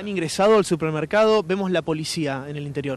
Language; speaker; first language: Spanish; native; Spanish